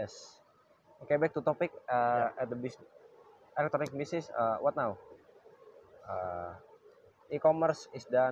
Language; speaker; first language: English; non-native, learner; Indonesian